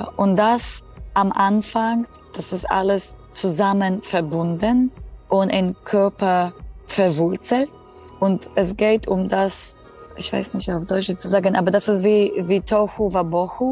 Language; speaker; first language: German; non-native, fluent; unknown